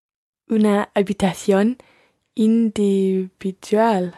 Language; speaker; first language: Spanish; non-native, learner; English